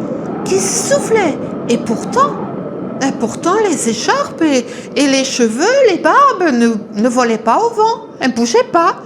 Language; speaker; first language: French; native; French